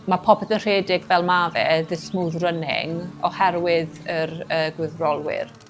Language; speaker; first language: Welsh; native; Welsh